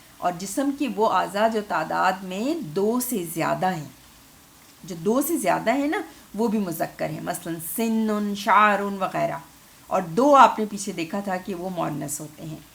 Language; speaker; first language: Urdu; native; Urdu